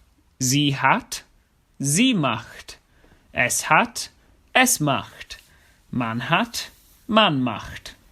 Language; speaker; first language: German; non-native, fluent; English